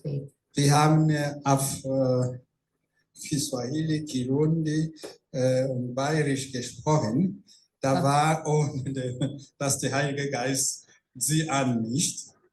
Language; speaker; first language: German; non-native, fluent; Rundi